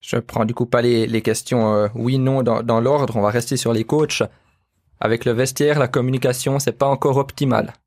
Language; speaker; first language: French; native; French